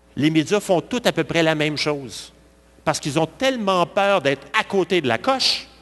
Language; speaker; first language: French; native; French